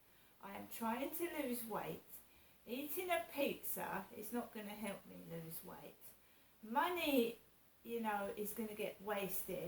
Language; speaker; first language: English; native; English